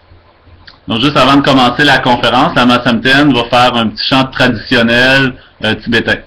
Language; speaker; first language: French; native; French